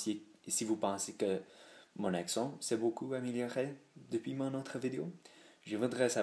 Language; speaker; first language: French; non-native, learner; English